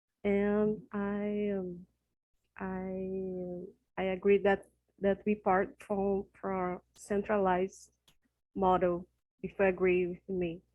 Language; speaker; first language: English; non-native, learner; Portuguese